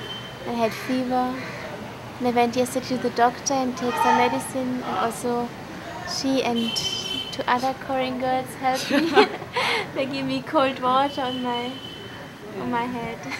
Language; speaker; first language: English; non-native, learner; Korean